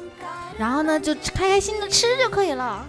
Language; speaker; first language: Chinese; native; Chinese